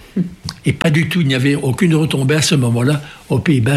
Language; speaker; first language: French; native; French